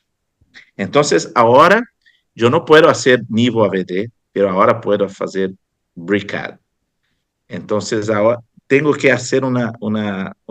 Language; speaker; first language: Spanish; non-native, fluent; Portuguese